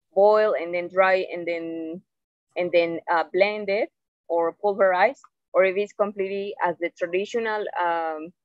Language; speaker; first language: English; non-native, fluent; Spanish